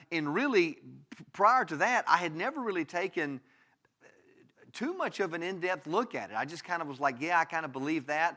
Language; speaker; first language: English; native; English